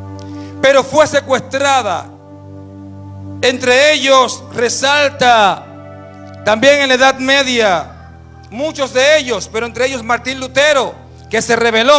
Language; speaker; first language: Spanish; native; Spanish